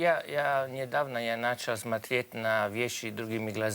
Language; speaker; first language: Russian; non-native, fluent; Italian